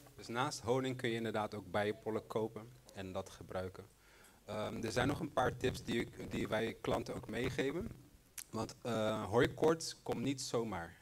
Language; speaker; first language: Dutch; non-native, local second language; Papiamento